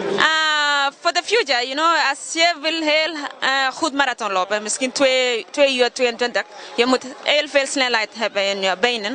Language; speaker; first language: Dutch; non-native, learner; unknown